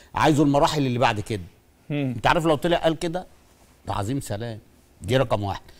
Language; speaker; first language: Arabic; native; Arabic